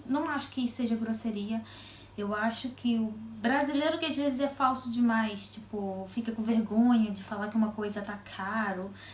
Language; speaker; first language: Portuguese; native; Portuguese